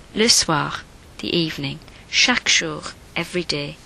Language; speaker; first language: English; native; English